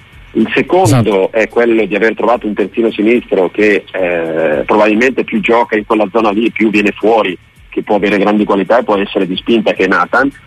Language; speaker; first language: Italian; native; Italian